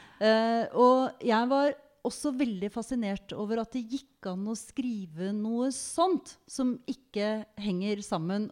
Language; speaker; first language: Norwegian; native; Norwegian